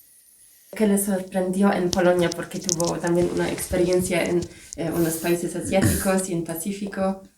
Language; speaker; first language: Spanish; non-native, fluent; Polish